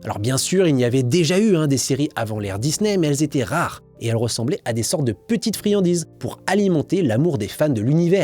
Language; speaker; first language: French; native; French